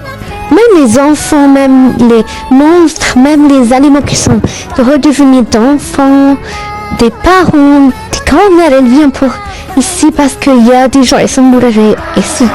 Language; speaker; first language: French; non-native, learner; Arabic